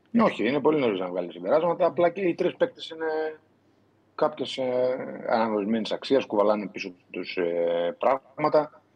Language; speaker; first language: Greek; native; Greek